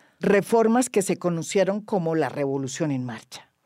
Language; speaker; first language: Spanish; native; Spanish